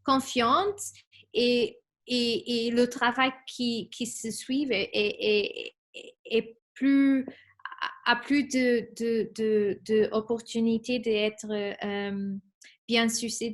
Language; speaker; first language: French; non-native, fluent; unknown